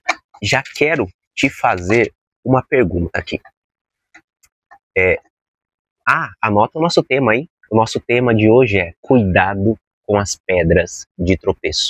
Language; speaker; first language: Portuguese; native; Portuguese